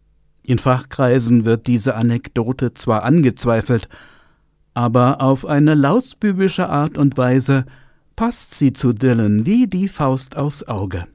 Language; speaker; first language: German; native; German